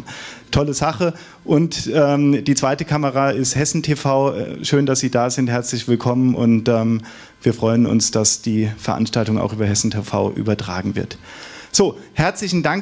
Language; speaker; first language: German; native; German